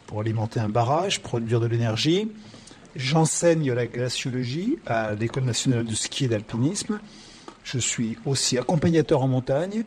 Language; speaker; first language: French; native; French